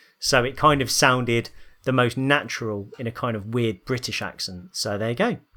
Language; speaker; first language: English; native; English